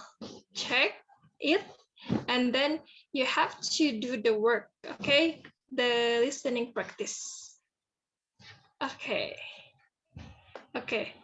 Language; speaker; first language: English; non-native, fluent; Indonesian